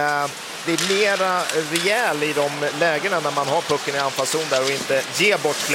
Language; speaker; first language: Swedish; native; Swedish